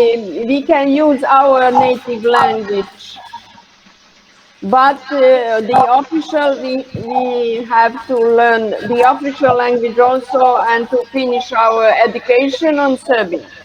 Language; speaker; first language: English; non-native, learner; Hungarian